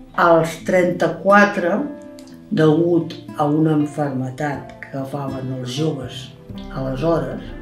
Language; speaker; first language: Catalan; native; Catalan